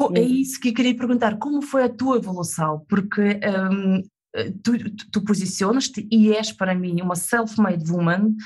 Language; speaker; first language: Portuguese; non-native, fluent; Russian